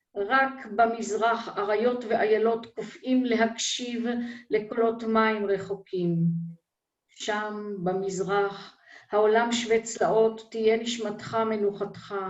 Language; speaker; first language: Hebrew; native; Hebrew